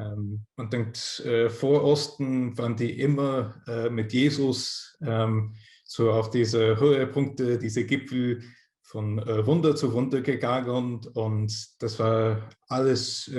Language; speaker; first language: German; non-native, fluent; English